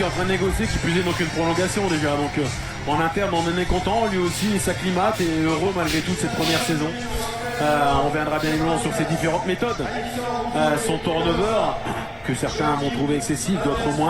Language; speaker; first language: French; native; French